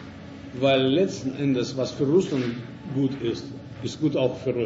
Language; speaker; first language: German; non-native, fluent; Russian